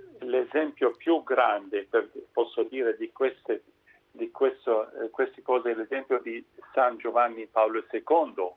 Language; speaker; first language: Italian; non-native, fluent; Arabic